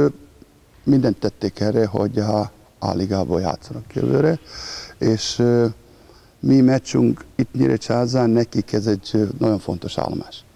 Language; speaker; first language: Hungarian; non-native, learner; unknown